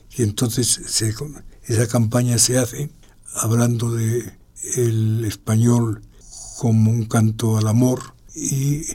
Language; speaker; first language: Spanish; native; Spanish